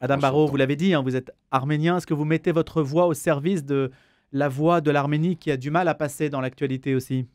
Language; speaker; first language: French; native; French